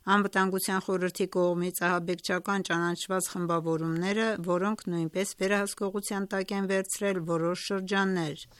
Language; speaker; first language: Armenian; native; Armenian